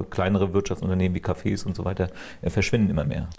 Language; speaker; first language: German; native; German